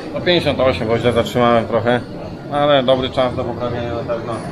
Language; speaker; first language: Polish; native; Polish